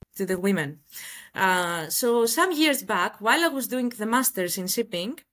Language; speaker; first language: English; non-native, fluent; Greek